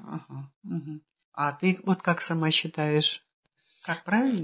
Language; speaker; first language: Russian; native; Russian